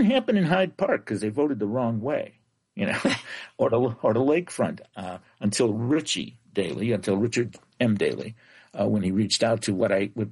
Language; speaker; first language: English; native; English